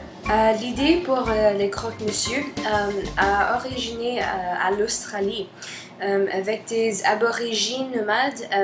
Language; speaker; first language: French; non-native, learner; English